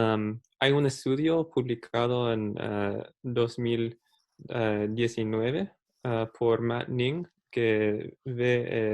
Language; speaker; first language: Spanish; early bilingual, heritage; Spanish